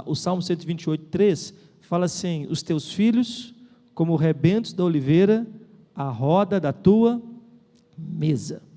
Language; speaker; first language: Portuguese; native; Portuguese